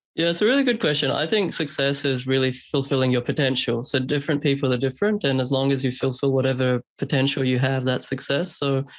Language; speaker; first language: English; early bilingual, other home language; Hindi